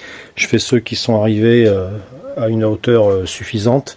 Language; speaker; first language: French; native; French